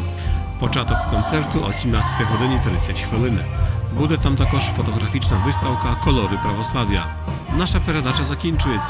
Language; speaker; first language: Ukrainian; native; Ukrainian